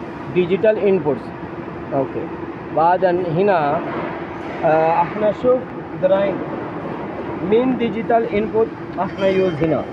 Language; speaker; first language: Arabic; non-native, learner; Hindi